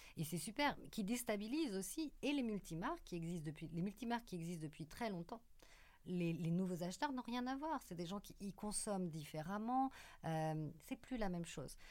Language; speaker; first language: French; native; French